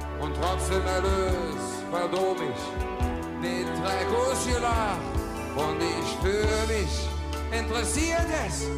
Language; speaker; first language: German; native; German